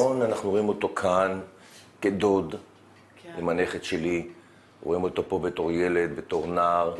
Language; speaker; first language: Hebrew; native; Hebrew